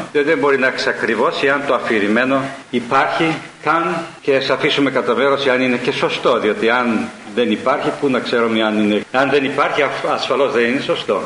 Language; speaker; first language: Greek; early bilingual, heritage; Greek